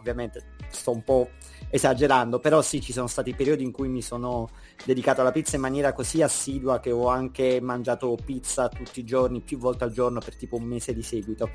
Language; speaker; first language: Italian; native; Italian